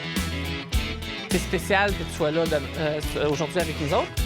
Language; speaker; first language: French; native; French